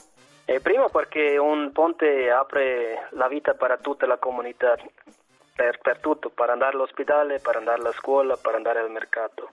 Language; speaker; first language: Italian; non-native, fluent; German